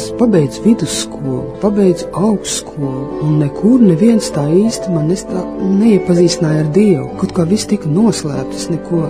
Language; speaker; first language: Latvian; native; Latvian